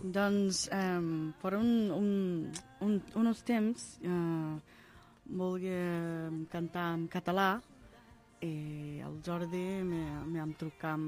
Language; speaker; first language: Catalan; non-native, learner; English